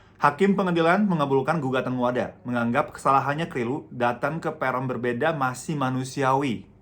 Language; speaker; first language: Indonesian; non-native, fluent; Japanese